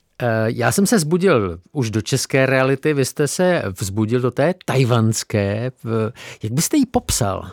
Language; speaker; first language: Czech; native; Czech